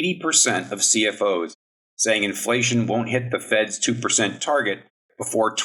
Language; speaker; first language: English; native; English